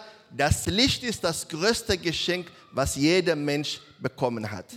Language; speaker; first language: German; non-native, learner; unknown